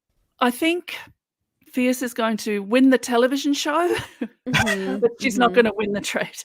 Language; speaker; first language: English; native; English